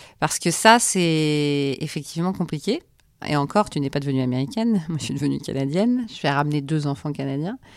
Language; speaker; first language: French; native; French